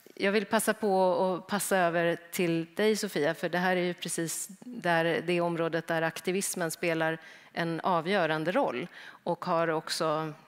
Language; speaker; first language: Swedish; native; Swedish